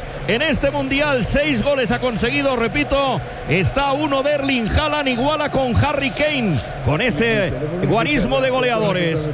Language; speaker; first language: Spanish; native; Spanish